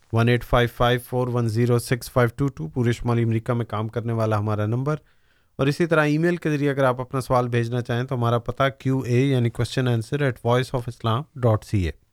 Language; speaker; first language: Urdu; native; Urdu